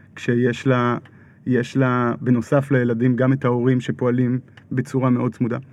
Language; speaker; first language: Hebrew; native; Hebrew